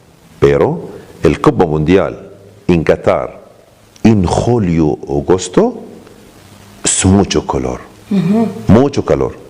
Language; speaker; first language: Spanish; non-native, learner; Arabic